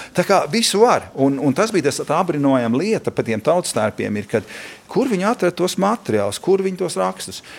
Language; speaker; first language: Latvian; early bilingual, heritage; Latvian